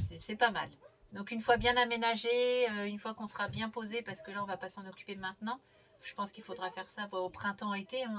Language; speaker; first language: French; native; French